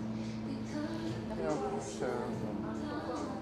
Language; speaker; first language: French; native; French